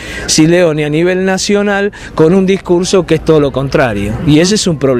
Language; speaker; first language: Spanish; native; Spanish